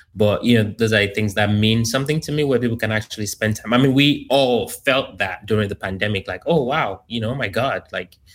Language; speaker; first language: English; non-native, local second language; Yoruba